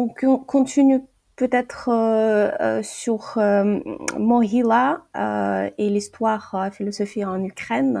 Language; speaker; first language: French; non-native, fluent; Ukrainian